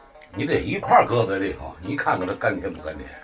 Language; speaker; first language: Chinese; native; Chinese